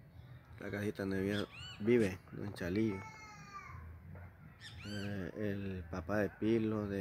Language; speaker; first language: Spanish; native; Spanish